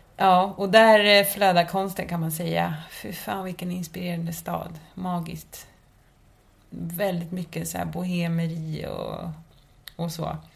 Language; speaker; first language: Swedish; early bilingual, other home language; Spanish